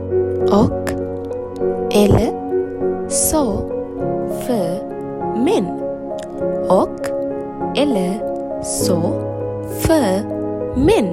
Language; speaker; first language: Swedish; non-native, learner; Sinhala